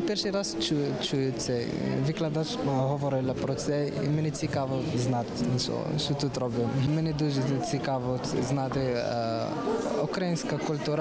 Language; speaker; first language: Ukrainian; non-native, learner; Arabic